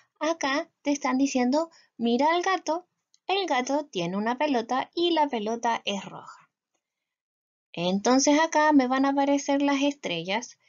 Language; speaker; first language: Spanish; native; Spanish